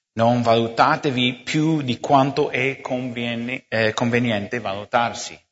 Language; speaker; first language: Italian; non-native, fluent; English